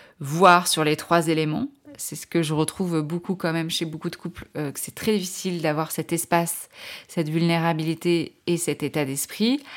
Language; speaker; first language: French; native; French